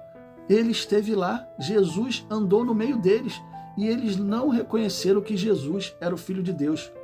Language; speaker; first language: Portuguese; native; Portuguese